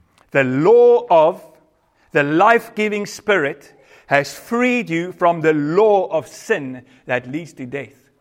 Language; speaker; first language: English; non-native, local second language; Afrikaans